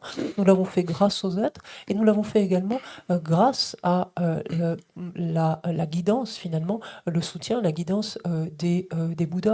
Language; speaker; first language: French; native; French